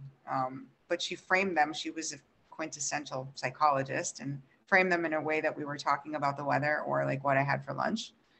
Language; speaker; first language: English; early bilingual, other home language; Russian